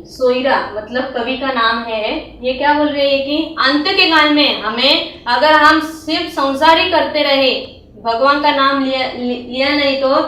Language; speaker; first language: Hindi; non-native, local second language; Marathi